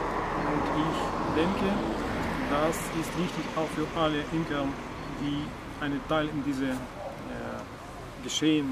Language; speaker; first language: German; non-native, learner; Russian